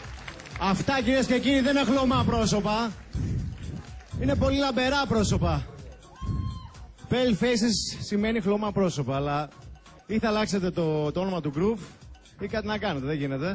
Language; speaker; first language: Greek; native; Greek